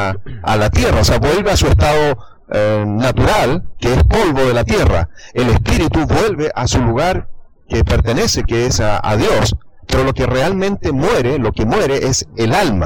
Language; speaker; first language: Spanish; native; Spanish